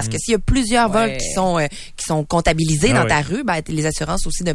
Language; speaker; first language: French; native; French